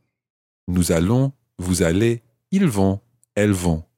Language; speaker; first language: French; non-native, fluent; English